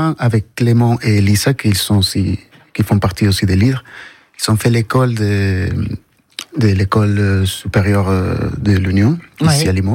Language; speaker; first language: French; non-native, fluent; Spanish